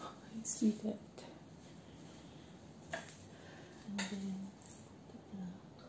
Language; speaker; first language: English; non-native, local second language; Filipino